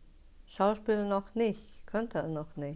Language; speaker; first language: German; non-native, learner; Russian